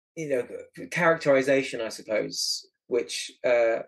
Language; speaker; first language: English; native; English